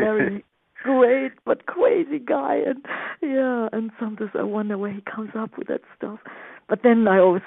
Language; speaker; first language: English; non-native, fluent; German